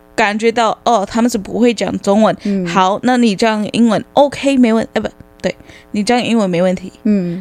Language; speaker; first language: Chinese; non-native, fluent; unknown